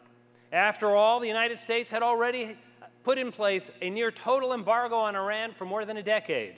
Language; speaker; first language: English; native; English